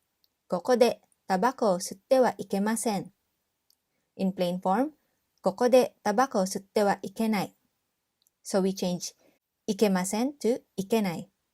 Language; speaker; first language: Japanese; non-native, fluent; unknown